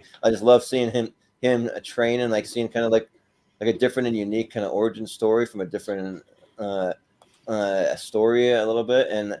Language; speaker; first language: English; native; English